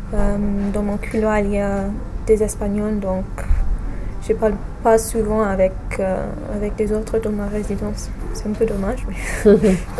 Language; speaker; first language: French; non-native, fluent; English